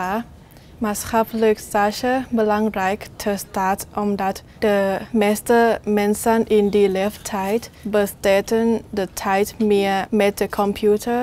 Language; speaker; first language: Dutch; non-native, learner; Thai